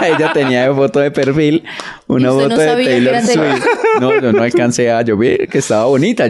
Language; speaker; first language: Spanish; native; Spanish